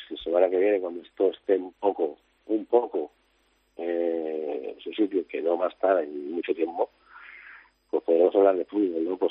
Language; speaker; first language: Spanish; native; Spanish